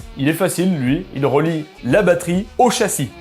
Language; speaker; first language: French; native; French